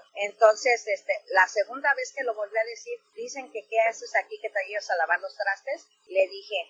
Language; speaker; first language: Spanish; native; Spanish